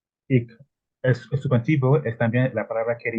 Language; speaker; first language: Spanish; non-native, learner; Italian